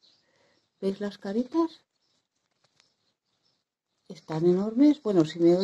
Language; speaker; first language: Spanish; native; Spanish